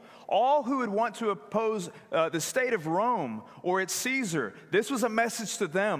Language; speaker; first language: English; native; English